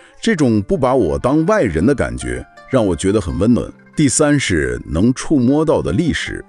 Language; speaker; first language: Chinese; non-native, fluent; English